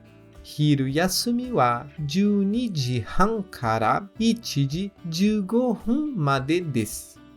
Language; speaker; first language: Japanese; non-native, learner; Portuguese